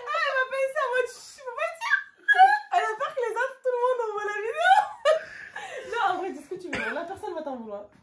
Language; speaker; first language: French; native; French